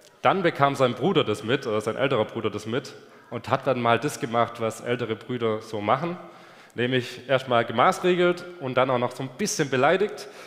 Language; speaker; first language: German; native; German